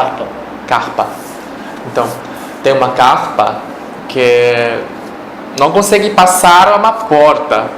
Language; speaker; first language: Portuguese; non-native, fluent; Chinese